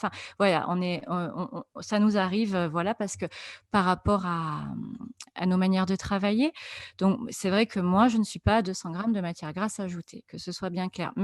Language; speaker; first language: French; native; French